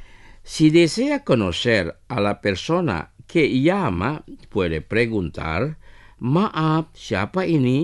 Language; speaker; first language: Spanish; non-native, fluent; Indonesian